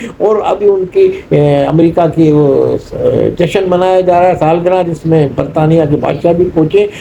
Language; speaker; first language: Urdu; non-native, local second language; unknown